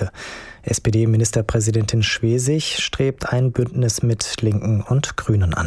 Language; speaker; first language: German; native; German